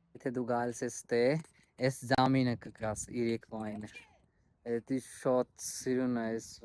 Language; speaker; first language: Armenian; non-native, learner; Hindi